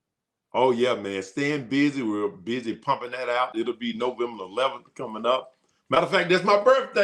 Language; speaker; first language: English; native; English